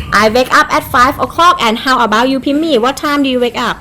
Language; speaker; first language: English; non-native, fluent; Thai